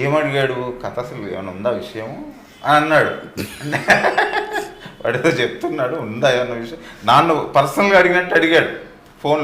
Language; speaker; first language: Telugu; native; Telugu